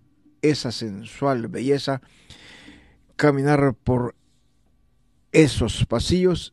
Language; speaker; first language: Spanish; native; Spanish